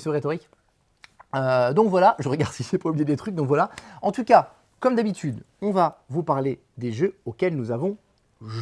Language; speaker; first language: French; native; French